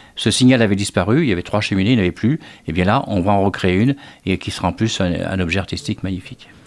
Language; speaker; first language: French; native; French